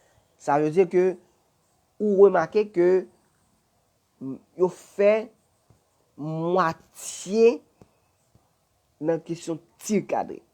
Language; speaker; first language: French; non-native, learner; Haitian Creole